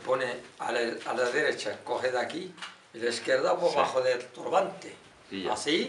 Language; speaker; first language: Spanish; non-native, learner; Arabic